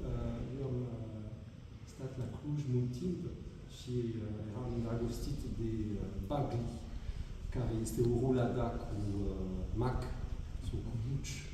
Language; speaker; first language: Romanian; non-native, fluent; French